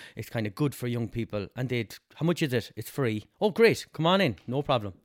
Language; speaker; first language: English; native; English